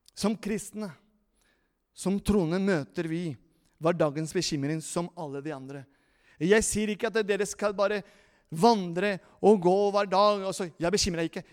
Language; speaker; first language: Norwegian; non-native, fluent; Spanish